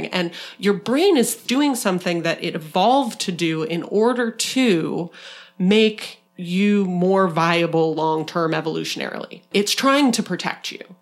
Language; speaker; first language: English; native; English